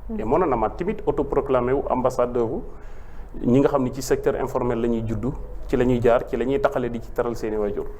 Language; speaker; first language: Wolof; native; Wolof